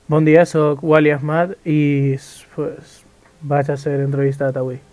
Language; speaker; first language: Catalan; early bilingual, other home language; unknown